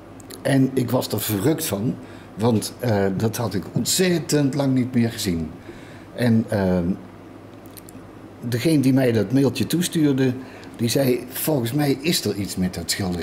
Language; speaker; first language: Dutch; native; Dutch